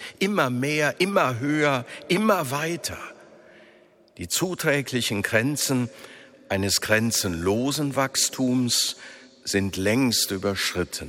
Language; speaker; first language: German; native; German